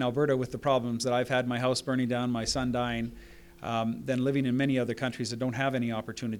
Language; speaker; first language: English; native; English